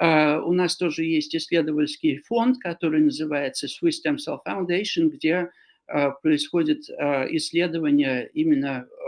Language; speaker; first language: Russian; non-native, fluent; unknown